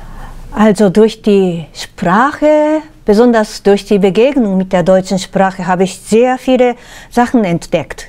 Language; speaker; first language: German; non-native, fluent; Japanese